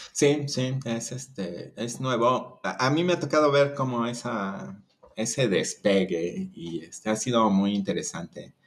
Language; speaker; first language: Spanish; native; Spanish